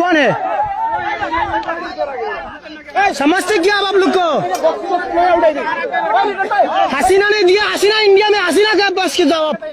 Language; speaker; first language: Hindi; non-native, learner; Bangla